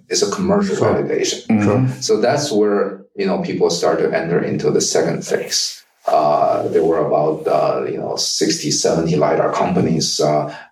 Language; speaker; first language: English; non-native, fluent; Chinese